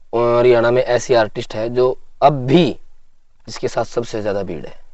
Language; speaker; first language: Hindi; native; Hindi